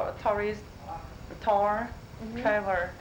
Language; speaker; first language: English; non-native, learner; Chinese